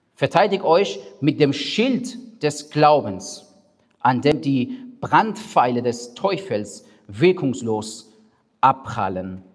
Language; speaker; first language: German; non-native, fluent; Persian